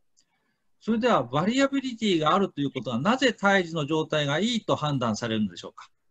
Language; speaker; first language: Japanese; native; Japanese